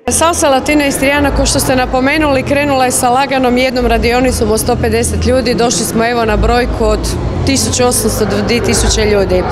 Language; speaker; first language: Croatian; native; Croatian